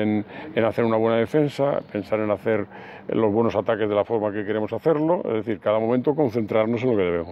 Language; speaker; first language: Spanish; native; Spanish